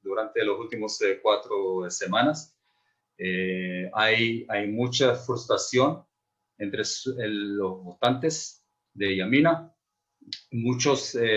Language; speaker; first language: Spanish; non-native, fluent; Hebrew